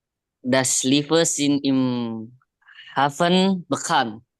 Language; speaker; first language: German; non-native, learner; Indonesian